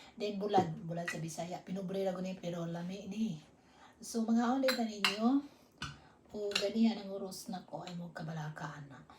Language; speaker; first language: Filipino; non-native, local second language; Cebuano